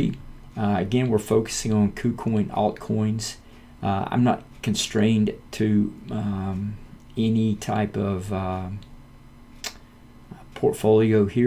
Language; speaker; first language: English; native; English